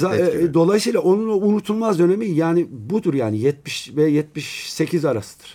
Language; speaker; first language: Turkish; native; Turkish